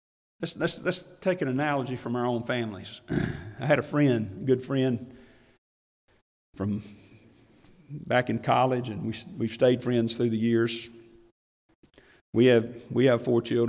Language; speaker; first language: English; native; English